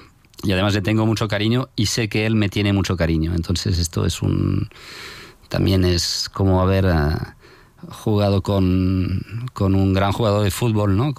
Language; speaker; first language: Spanish; non-native, fluent; French